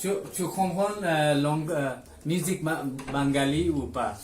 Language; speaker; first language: French; non-native, learner; Bangla